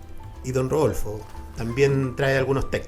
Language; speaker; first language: Spanish; native; Spanish